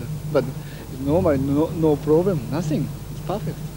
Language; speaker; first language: English; non-native, learner; Japanese